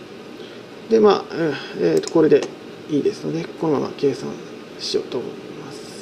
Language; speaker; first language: Japanese; native; Japanese